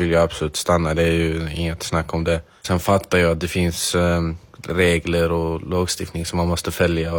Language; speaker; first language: Swedish; non-native, fluent; Arabic